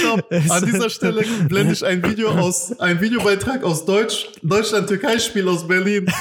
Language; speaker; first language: German; native; German